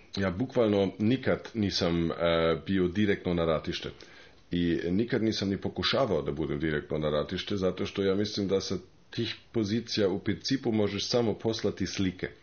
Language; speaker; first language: Croatian; non-native, fluent; German